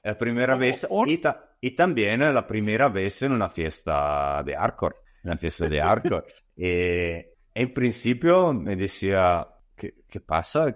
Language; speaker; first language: Spanish; non-native, learner; Italian